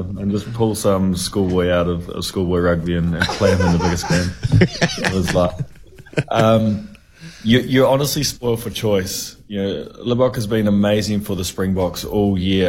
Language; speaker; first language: English; native; English